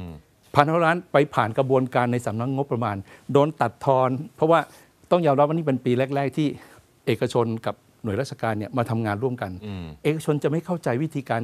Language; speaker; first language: Thai; native; Thai